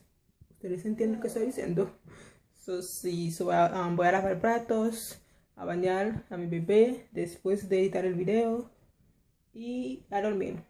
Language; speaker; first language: Spanish; non-native, fluent; Haitian Creole